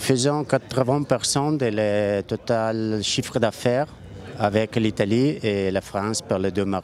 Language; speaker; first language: French; non-native, learner; Italian